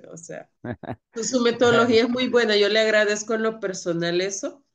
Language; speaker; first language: Spanish; native; Spanish